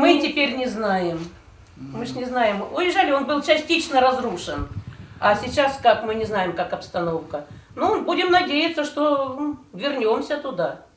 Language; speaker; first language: Russian; native; Russian